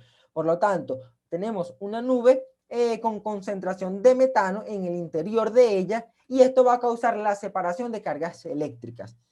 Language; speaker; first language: Spanish; native; Spanish